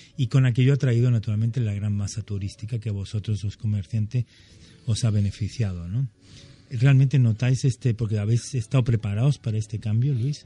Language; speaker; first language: Spanish; non-native, fluent; German